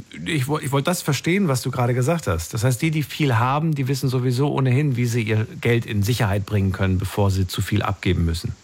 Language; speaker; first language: German; native; German